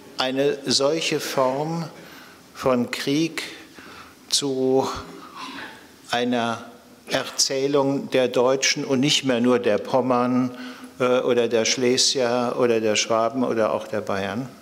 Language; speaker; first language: German; native; German